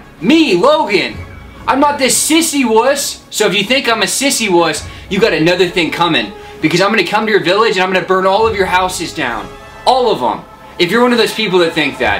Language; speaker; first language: English; native; English